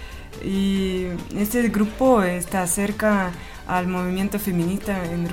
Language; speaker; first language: Spanish; non-native, fluent; Russian